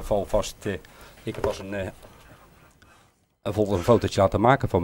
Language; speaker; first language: Dutch; native; Dutch